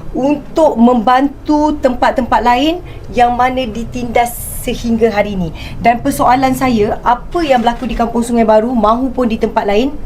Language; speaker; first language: Malay; native; Malay